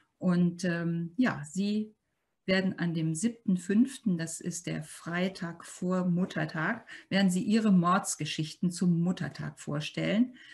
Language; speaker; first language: German; native; German